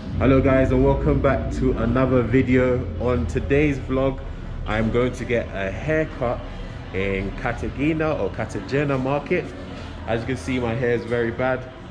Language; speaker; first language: English; native; English